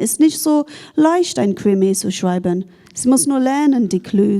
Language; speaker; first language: German; non-native, fluent; English